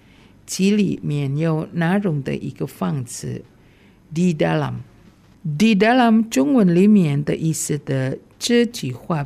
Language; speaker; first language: Chinese; non-native, fluent; Indonesian